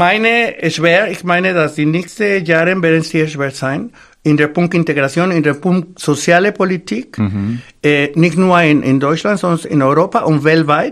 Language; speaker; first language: German; non-native, fluent; Spanish